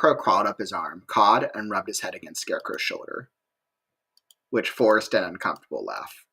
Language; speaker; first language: English; native; English